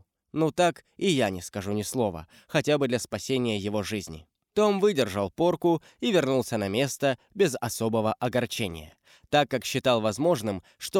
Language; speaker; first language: Russian; native; Russian